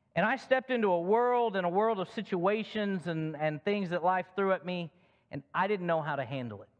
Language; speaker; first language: English; native; English